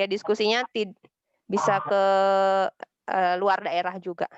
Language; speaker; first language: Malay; non-native, local second language; Javanese